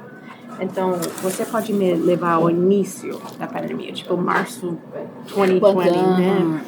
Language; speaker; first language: Portuguese; early bilingual, heritage; Portuguese